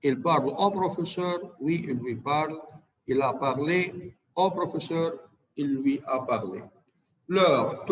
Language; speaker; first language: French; non-native, fluent; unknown